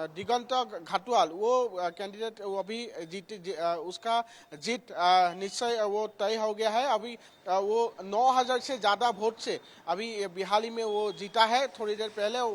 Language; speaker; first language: Hindi; non-native, local second language; Assamese